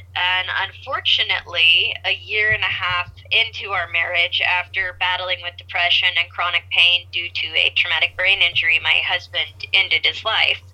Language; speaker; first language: English; native; English